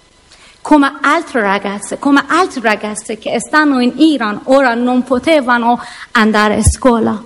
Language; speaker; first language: Italian; non-native, learner; Persian